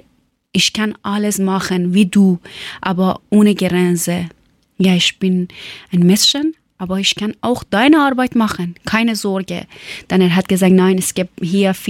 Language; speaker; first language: German; non-native, learner; Persian